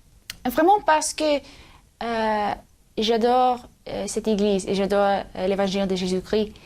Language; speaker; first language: French; non-native, learner; English